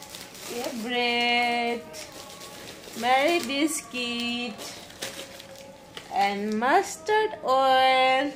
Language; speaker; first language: Hindi; non-native, local second language; Bangla